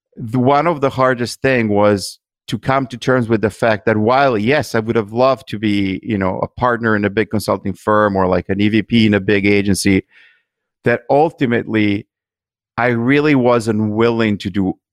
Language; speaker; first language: English; non-native, fluent; Italian